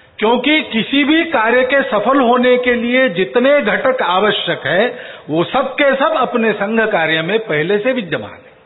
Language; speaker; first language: Hindi; non-native, local second language; Marathi